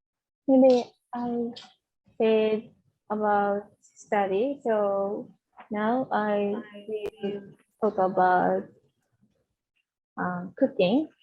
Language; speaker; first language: English; non-native, learner; Japanese